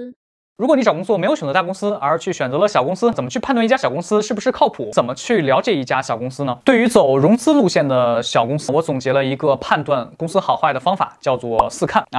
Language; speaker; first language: Chinese; native; Chinese